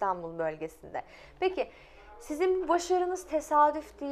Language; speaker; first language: Turkish; native; Turkish